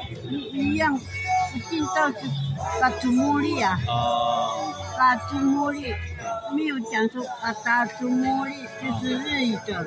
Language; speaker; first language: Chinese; non-native, local second language; Amis